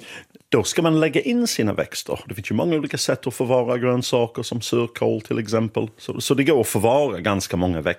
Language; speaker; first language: Swedish; native; Swedish